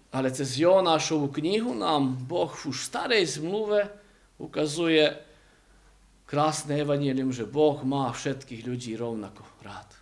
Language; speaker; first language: Slovak; native; Slovak